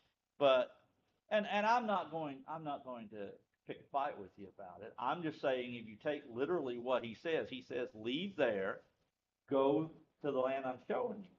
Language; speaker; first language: English; native; English